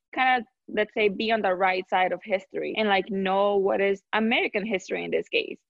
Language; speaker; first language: English; non-native, fluent; Spanish